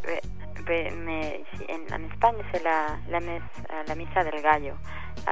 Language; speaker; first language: French; non-native, fluent; Spanish